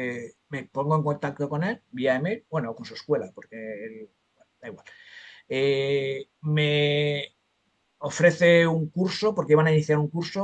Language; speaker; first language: Spanish; native; Spanish